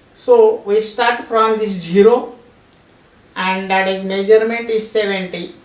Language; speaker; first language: English; non-native, local second language; Marathi